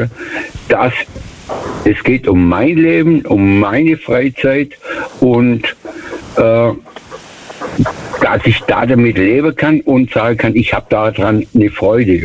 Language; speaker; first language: German; native; German